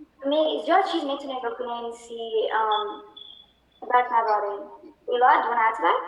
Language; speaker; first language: Persian; early bilingual, heritage; Persian